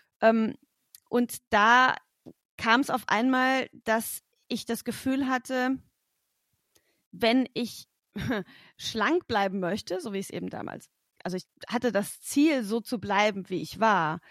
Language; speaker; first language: German; native; German